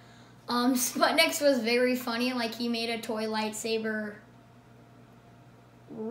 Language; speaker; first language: English; native; English